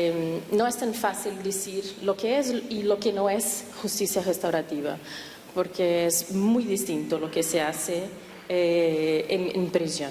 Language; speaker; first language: Spanish; non-native, fluent; Portuguese